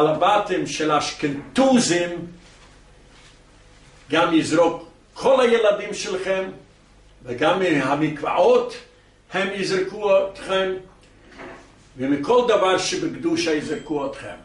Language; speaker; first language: Hebrew; non-native, fluent; English